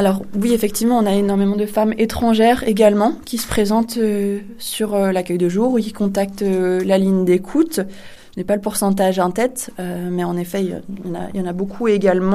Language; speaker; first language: French; native; French